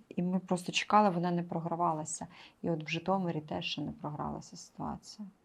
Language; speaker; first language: Ukrainian; native; Ukrainian